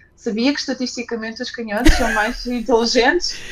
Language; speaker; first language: Portuguese; early bilingual, other home language; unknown